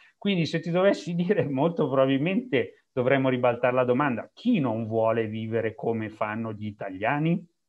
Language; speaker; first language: Italian; native; Italian